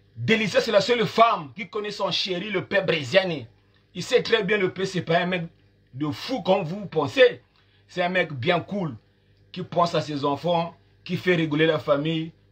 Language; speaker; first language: French; non-native, local second language; Lingala